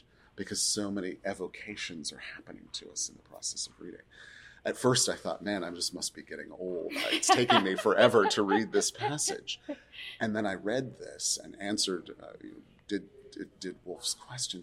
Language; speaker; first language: English; native; English